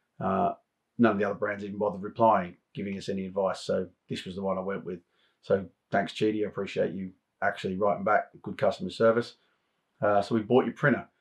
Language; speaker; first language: English; native; English